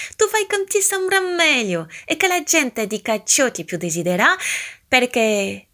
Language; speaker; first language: Italian; early bilingual, heritage; Italian